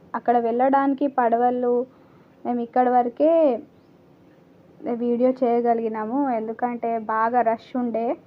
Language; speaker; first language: Telugu; non-native, learner; Marathi